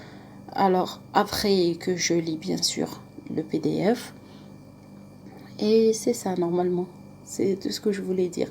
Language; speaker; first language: French; non-native, local second language; Arabic